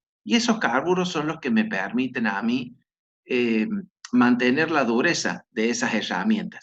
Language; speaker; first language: Spanish; native; Spanish